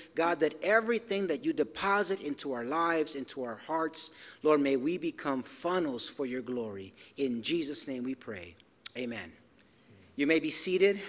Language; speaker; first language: English; early bilingual, other home language; Spanish